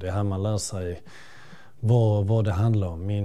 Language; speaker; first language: Swedish; early bilingual, other home language; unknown